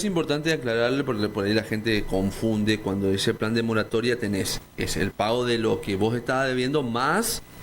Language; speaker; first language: Spanish; native; Spanish